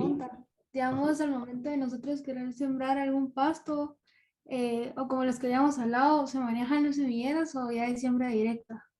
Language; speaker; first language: Spanish; native; Spanish